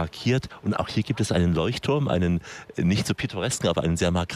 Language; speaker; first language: German; native; German